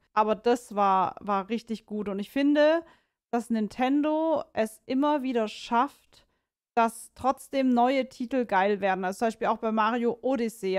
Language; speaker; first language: German; native; German